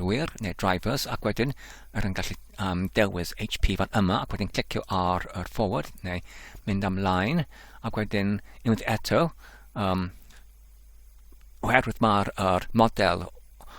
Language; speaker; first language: Welsh; non-native, learner; English